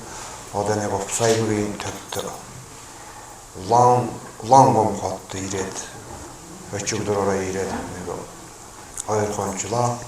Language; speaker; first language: Mongolian; non-native, local second language; Kazakh